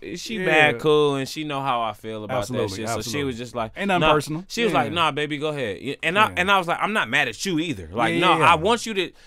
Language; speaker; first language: English; native; English